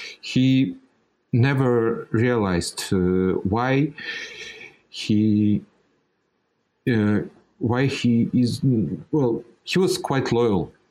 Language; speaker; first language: English; non-native, fluent; Russian